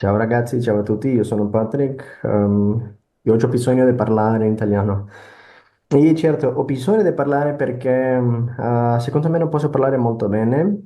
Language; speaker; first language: Italian; non-native, learner; Portuguese